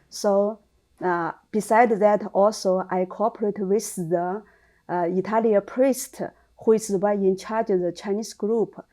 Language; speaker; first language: English; non-native, learner; Chinese